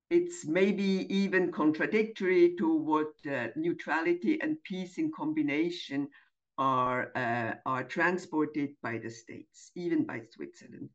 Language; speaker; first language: English; non-native, fluent; German